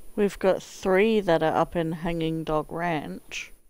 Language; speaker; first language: English; native; English